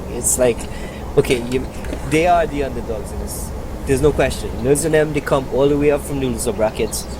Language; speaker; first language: English; native; English